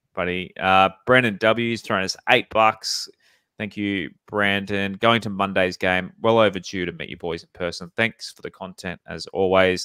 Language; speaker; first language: English; native; English